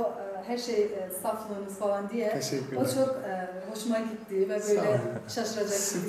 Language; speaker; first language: Turkish; non-native, fluent; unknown